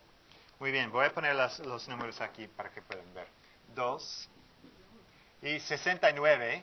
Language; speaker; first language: Spanish; non-native, fluent; English